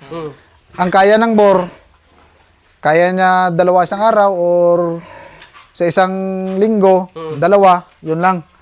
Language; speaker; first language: Filipino; non-native, local second language; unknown